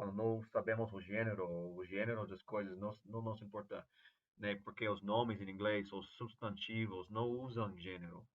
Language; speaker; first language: Portuguese; non-native, fluent; English